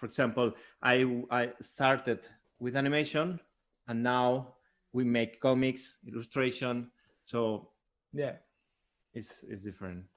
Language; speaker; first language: English; non-native, learner; Spanish